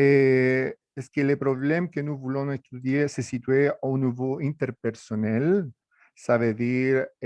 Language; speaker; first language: French; non-native, fluent; Spanish